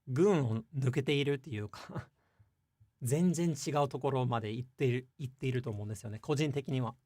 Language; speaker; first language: Japanese; non-native, fluent; English